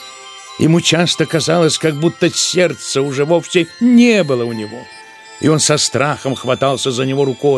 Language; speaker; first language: Russian; native; Russian